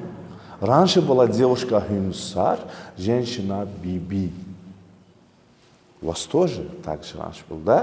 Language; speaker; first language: Russian; non-native, local second language; Azerbaijani